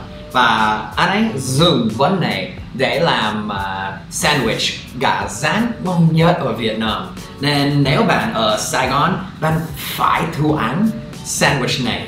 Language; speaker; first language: Vietnamese; non-native, fluent; English